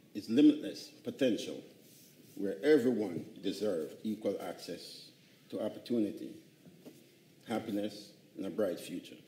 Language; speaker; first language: English; native; English